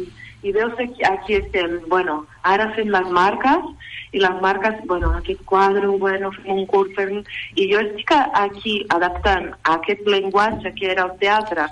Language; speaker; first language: Catalan; non-native, fluent; Portuguese